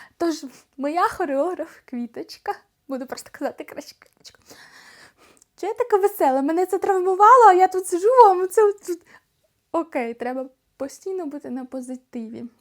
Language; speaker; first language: Ukrainian; non-native, local second language; Russian